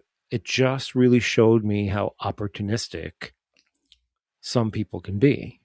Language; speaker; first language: English; native; English